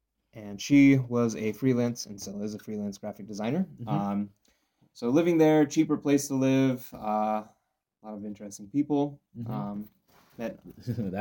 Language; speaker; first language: English; native; English